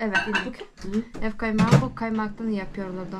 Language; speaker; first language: Turkish; non-native, learner; Yakut